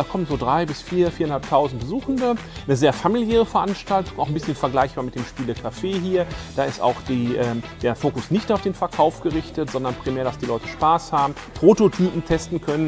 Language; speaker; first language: German; native; German